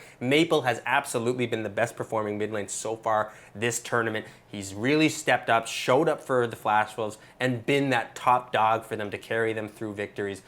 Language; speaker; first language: English; native; English